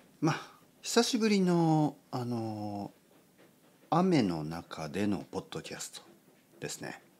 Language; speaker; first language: Japanese; native; Japanese